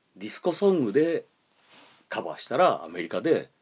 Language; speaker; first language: Japanese; native; Japanese